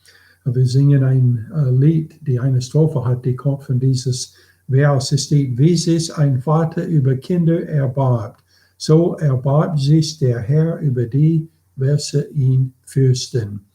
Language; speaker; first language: German; non-native, fluent; English